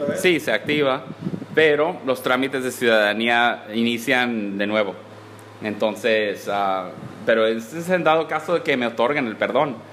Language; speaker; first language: Spanish; early bilingual, heritage; Spanish